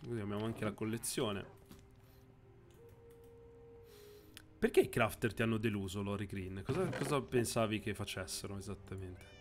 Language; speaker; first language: Italian; native; Italian